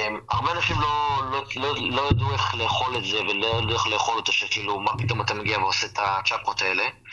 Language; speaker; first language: Hebrew; native; Hebrew